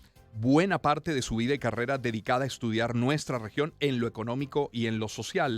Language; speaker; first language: Spanish; native; Spanish